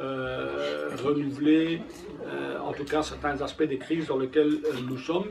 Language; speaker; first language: French; native; French